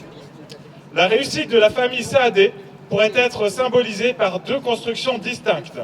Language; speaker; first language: French; native; French